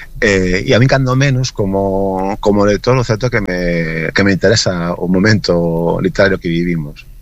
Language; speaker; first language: Galician; native; Galician